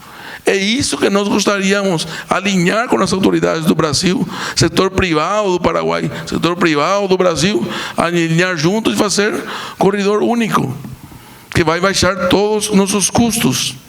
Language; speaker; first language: Portuguese; non-native, fluent; Spanish